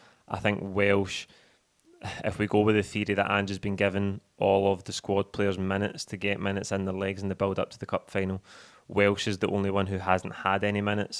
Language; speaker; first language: English; native; English